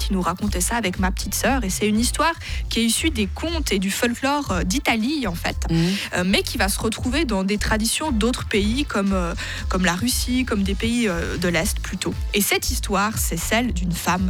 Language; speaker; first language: French; native; French